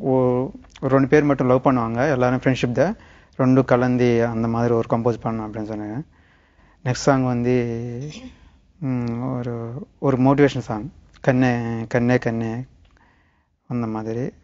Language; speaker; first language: Tamil; native; Tamil